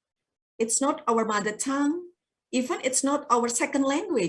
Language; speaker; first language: English; non-native, fluent; Indonesian